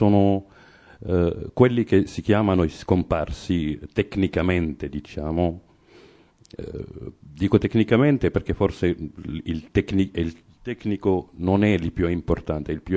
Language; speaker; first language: Italian; non-native, fluent; Arabic